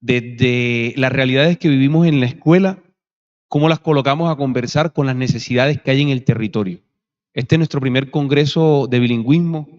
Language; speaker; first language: Spanish; native; Spanish